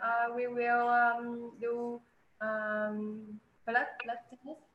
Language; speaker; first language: English; non-native, learner; Vietnamese